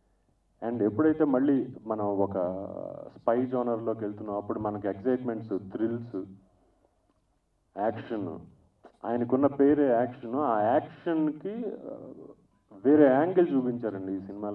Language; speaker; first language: Telugu; native; Telugu